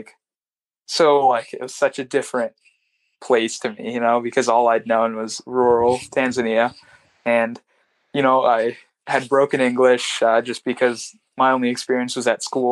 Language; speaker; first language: English; non-native, local second language; Swahili